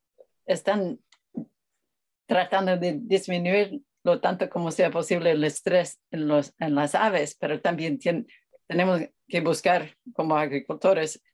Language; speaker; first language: Spanish; non-native, fluent; English